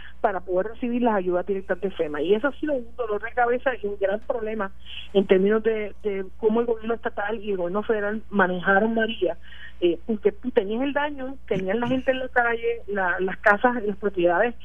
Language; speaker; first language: Spanish; native; Spanish